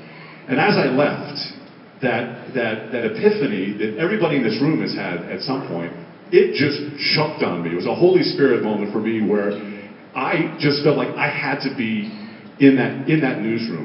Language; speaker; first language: English; native; English